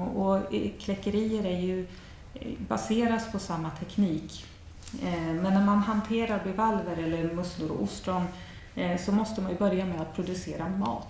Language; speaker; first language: Swedish; native; Swedish